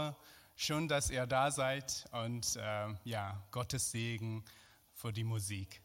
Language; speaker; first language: German; non-native, fluent; Persian